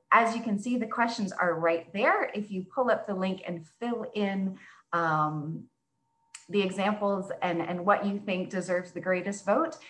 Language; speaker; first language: English; native; English